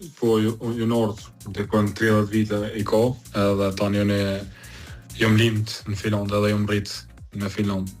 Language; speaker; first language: Albanian; early bilingual, heritage; Albanian